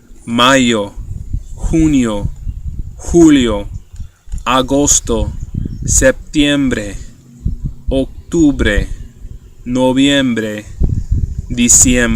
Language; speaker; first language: Spanish; non-native, fluent; English